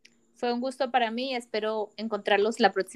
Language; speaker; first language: Spanish; native; Spanish